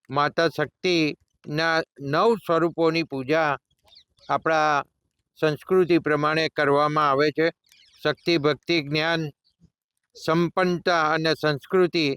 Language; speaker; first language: Gujarati; native; Gujarati